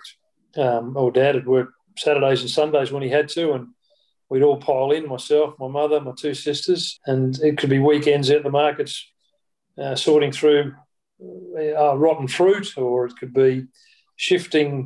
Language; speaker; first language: English; native; English